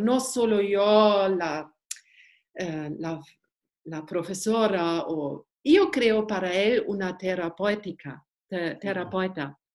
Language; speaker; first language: Spanish; non-native, learner; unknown